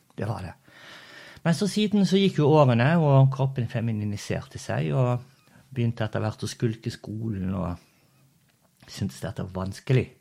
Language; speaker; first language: Norwegian; early bilingual, other home language; Portuguese